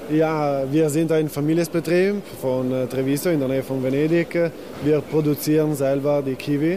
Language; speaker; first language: German; non-native, learner; Italian